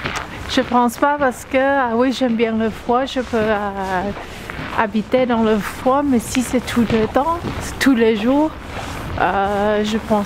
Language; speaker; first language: French; non-native, learner; Thai